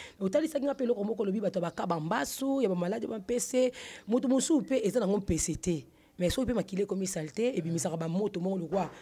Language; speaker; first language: Lingala; non-native, local second language; Kongo